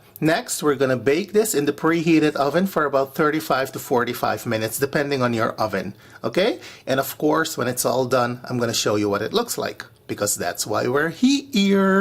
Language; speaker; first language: English; non-native, fluent; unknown